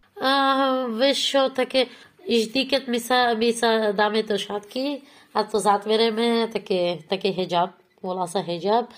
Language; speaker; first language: Slovak; non-native, learner; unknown